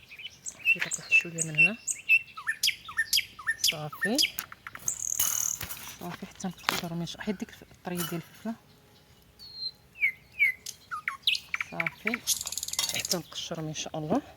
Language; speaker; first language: Arabic; native; Arabic